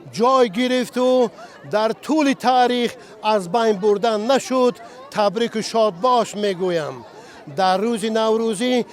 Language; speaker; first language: Tajik; native; Tajik